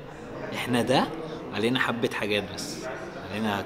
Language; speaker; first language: Arabic; native; Arabic